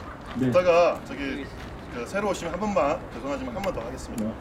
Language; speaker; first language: Korean; native; Korean